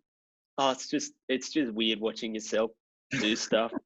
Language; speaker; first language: English; native; English